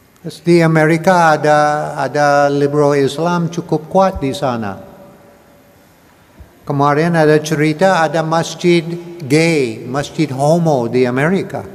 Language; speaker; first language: Indonesian; non-native, learner; English